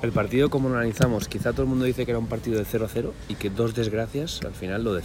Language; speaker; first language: Spanish; native; Spanish